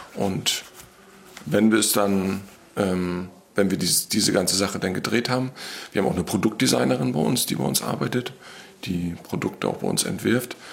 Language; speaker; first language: German; native; German